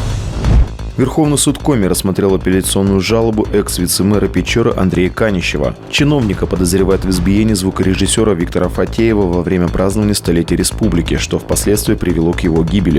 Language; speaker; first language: Russian; native; Russian